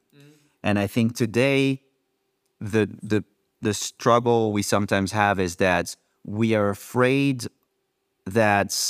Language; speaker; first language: English; non-native, fluent; French